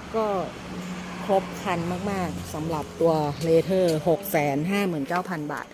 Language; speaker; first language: Thai; native; Thai